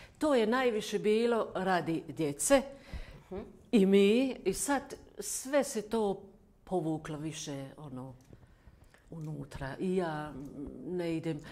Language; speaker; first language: Croatian; non-native, fluent; German